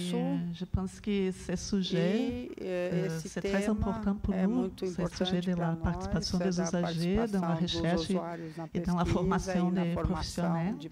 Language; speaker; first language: French; non-native, fluent; Portuguese